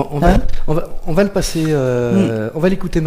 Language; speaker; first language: French; native; French